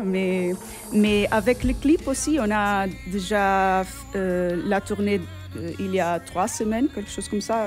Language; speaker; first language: French; non-native, fluent; Portuguese